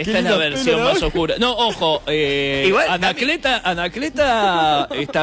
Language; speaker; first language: Spanish; native; Spanish